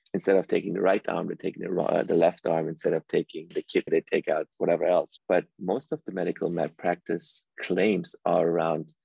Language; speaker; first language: English; early bilingual, other home language; Persian